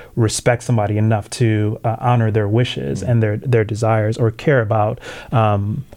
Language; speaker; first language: English; early bilingual, other home language; Swahili